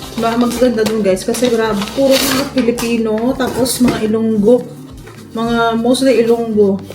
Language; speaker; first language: Filipino; native; Filipino